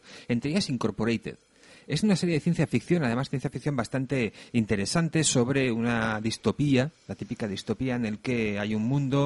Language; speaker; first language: Spanish; native; Spanish